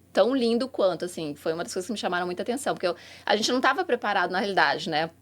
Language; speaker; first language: Portuguese; native; Portuguese